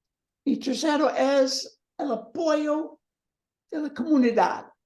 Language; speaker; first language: Portuguese; non-native, learner; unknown